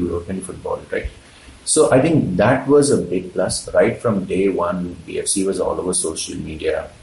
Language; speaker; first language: English; non-native, local second language; Malayalam